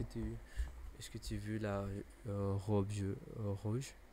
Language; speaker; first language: French; non-native, learner; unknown